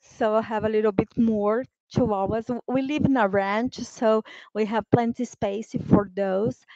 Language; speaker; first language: English; non-native, fluent; Portuguese